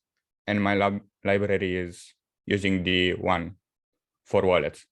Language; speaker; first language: English; non-native, fluent; Romanian